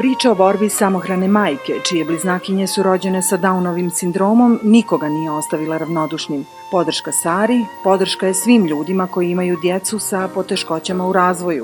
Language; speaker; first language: Bosnian; native; Bosnian